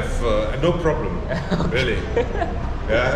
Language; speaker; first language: English; non-native, fluent; German